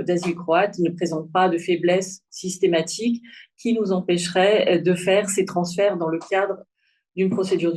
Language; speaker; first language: French; native; French